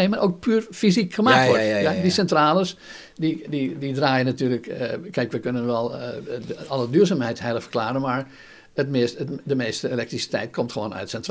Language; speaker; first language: Dutch; native; Dutch